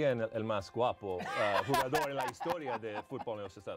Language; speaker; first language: Spanish; non-native, fluent; English